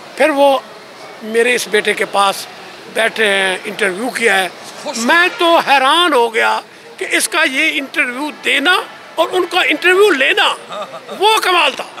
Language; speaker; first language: Urdu; non-native, local second language; Punjabi